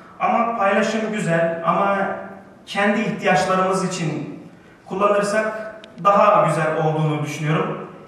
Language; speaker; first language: Turkish; native; Turkish